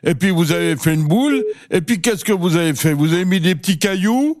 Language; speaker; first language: French; native; French